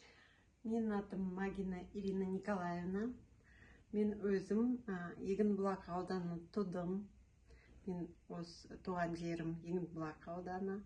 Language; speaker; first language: Kazakh; non-native, local second language; Russian